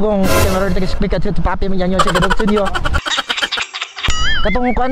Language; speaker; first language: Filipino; non-native, local second language; Cebuano